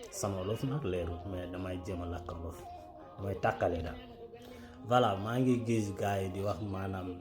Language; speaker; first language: Wolof; non-native, local second language; Fula